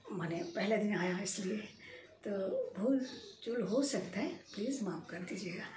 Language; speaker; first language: Hindi; non-native, local second language; Bangla